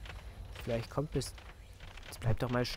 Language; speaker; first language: German; native; German